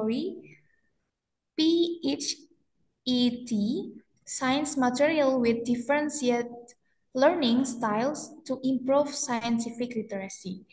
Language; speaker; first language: English; non-native, fluent; Indonesian